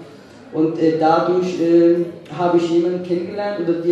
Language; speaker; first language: German; non-native, fluent; Kurdish